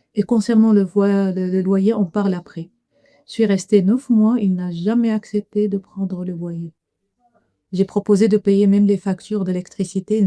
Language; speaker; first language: French; non-native, fluent; Arabic